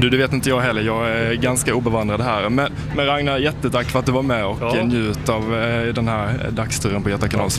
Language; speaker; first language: Swedish; native; Swedish